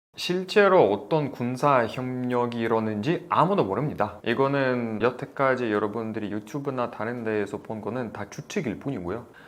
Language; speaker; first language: Korean; non-native, fluent; Russian